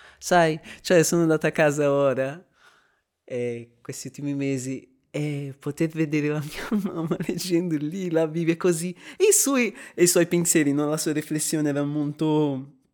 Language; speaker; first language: Italian; non-native, fluent; Portuguese